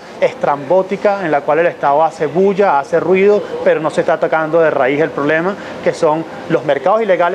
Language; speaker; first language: Spanish; native; Spanish